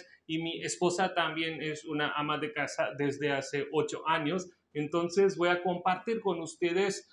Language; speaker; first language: Spanish; non-native, local second language; Hindi